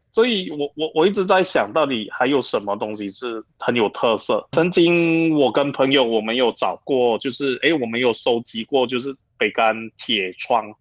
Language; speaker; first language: Chinese; native; Chinese